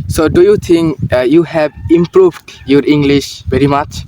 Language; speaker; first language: English; non-native, learner; Bangla